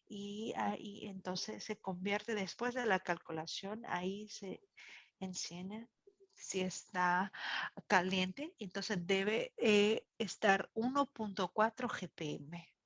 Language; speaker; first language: Spanish; non-native, fluent; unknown